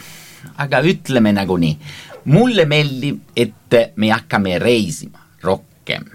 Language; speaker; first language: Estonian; non-native, learner; Italian